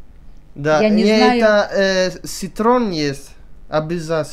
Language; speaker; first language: Russian; early bilingual, heritage; Italian